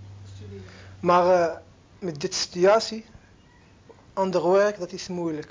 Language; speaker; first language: Dutch; non-native, learner; Arabic